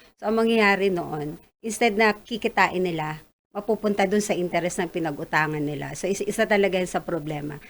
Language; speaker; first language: Filipino; non-native, local second language; Masbatenyo